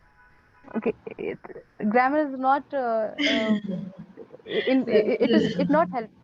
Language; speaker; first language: English; non-native, learner; Hindi